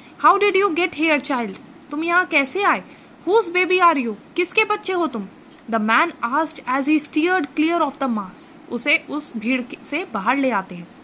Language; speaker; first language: Hindi; native; Hindi